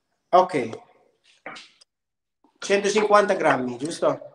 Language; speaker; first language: Italian; non-native, learner; Filipino